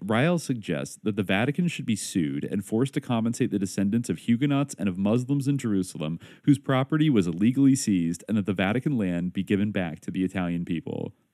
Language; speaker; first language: English; native; English